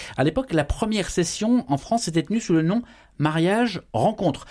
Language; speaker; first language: French; native; French